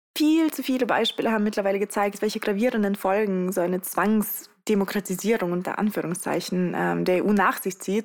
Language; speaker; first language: German; early bilingual, other home language; Russian